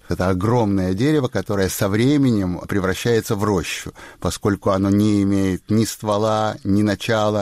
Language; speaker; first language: Russian; native; Russian